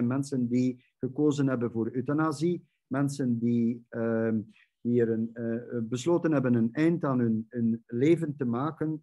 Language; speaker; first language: Dutch; native; Dutch